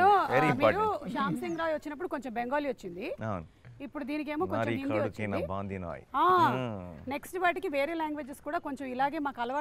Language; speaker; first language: Telugu; native; Telugu